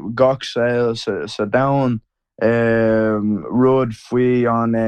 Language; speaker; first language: Irish; non-native, learner; English